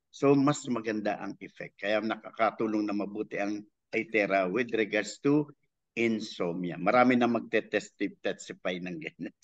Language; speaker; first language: Filipino; native; Filipino